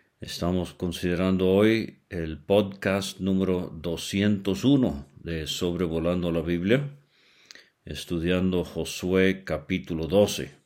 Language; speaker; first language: Spanish; native; Spanish